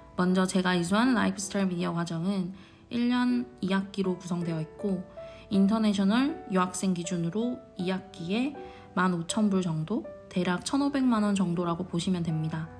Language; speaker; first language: Korean; native; Korean